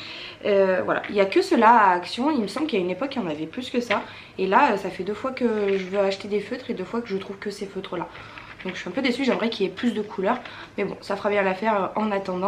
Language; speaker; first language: French; native; French